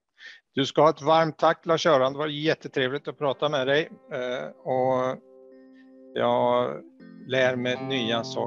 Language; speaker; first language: Swedish; native; Swedish